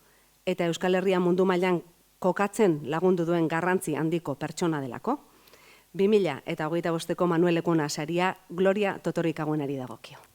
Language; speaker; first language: Basque; native; Basque